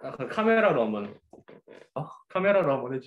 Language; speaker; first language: Korean; early bilingual, heritage; Korean